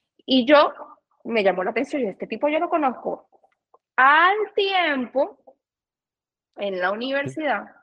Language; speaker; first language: Spanish; native; Spanish